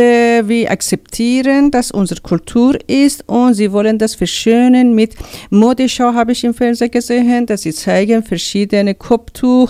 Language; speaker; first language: German; non-native, learner; Persian